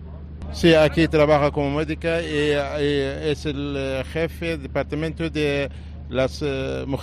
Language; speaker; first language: Spanish; non-native, fluent; Arabic